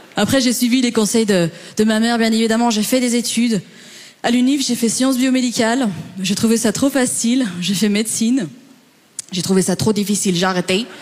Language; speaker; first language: French; early bilingual, other home language; Persian